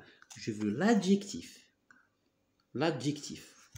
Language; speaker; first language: French; non-native, local second language; Arabic